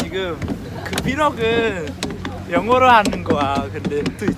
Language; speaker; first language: Korean; non-native, learner; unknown